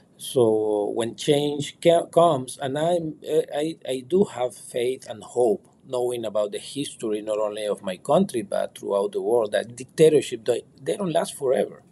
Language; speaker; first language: English; non-native, fluent; Spanish